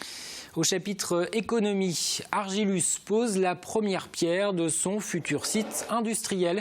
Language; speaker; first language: French; native; French